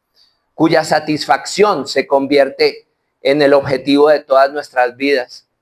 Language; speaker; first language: Spanish; native; Spanish